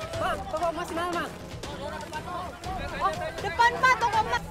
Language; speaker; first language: Indonesian; native; Indonesian